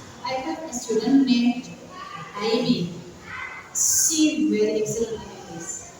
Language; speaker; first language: English; non-native, learner; Indonesian